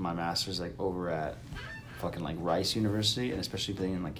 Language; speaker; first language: English; native; English